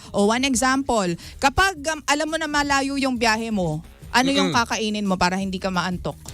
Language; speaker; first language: Filipino; native; Filipino